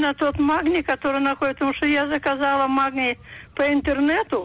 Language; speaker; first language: Russian; native; Russian